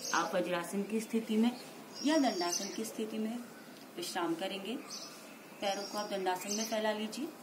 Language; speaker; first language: Hindi; native; Hindi